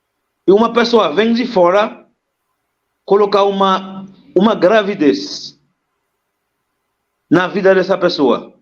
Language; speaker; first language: Portuguese; non-native, fluent; Haitian Creole